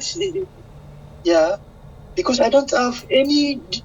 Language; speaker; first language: English; non-native, learner; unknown